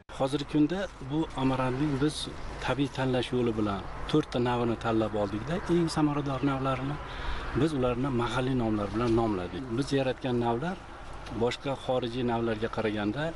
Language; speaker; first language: Uzbek; native; Uzbek